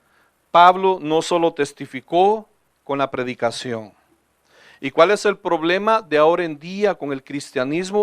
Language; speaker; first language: Spanish; native; Spanish